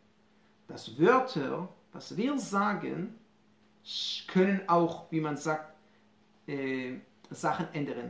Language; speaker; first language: German; non-native, fluent; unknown